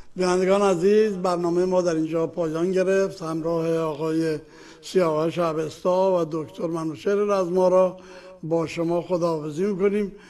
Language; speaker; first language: Persian; native; Persian